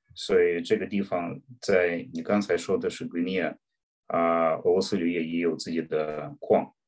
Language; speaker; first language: Chinese; non-native, fluent; Russian